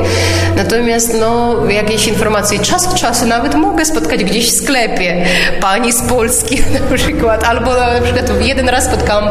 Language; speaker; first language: Polish; non-native, local second language; Ukrainian